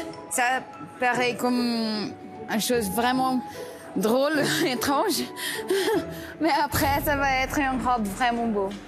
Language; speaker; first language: French; non-native, learner; Portuguese